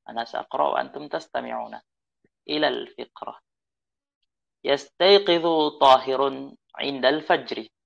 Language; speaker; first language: Arabic; non-native, fluent; Indonesian